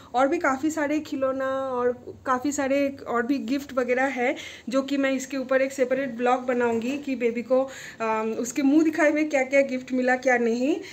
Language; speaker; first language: Hindi; non-native, local second language; Bangla